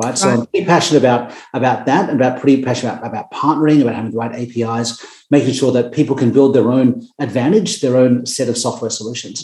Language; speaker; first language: English; native; English